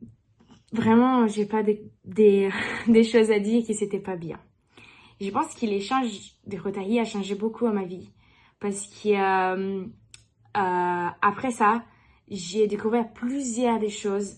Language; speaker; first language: French; non-native, learner; Portuguese